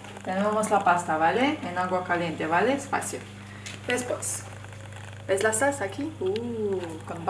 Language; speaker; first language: Spanish; non-native, fluent; Italian